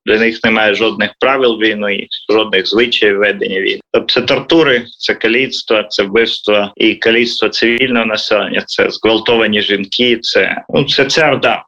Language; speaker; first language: Ukrainian; native; Ukrainian